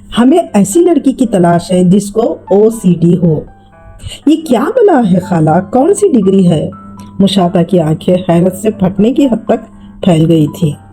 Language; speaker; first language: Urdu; native; Urdu